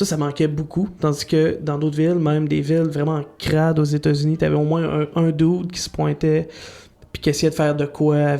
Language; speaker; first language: French; native; French